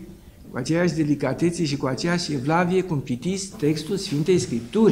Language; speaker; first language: Romanian; native; Romanian